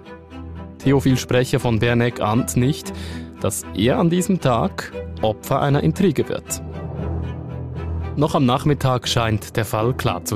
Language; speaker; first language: German; native; German